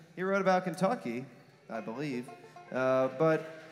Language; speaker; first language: English; native; English